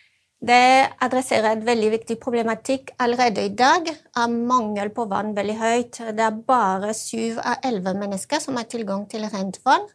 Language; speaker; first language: Norwegian; non-native, fluent; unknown